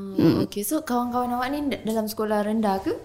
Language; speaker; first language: Malay; native; Malay